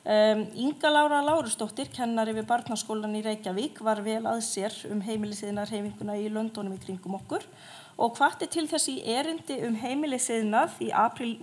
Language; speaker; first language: Icelandic; native; Icelandic